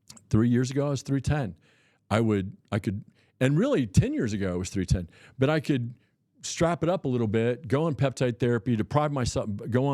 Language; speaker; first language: English; native; English